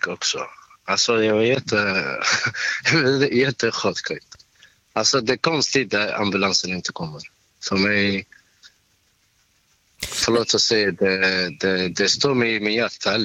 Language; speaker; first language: Swedish; non-native, local second language; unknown